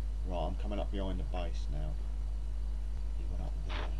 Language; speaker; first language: English; native; English